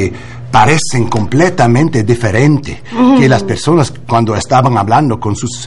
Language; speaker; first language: Spanish; non-native, learner; English